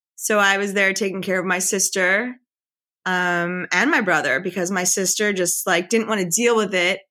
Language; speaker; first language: English; native; English